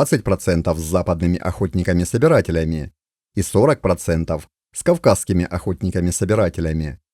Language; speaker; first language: Russian; native; Russian